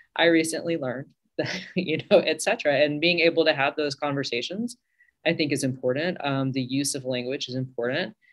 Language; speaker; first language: English; native; English